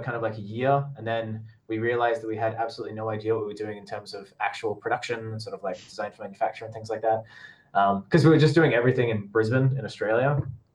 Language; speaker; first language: English; native; English